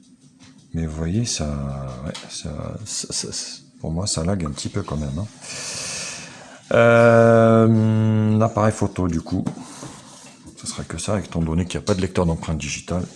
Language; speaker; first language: French; native; French